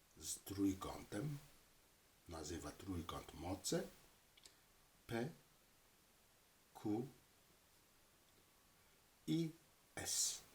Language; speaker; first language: Polish; non-native, learner; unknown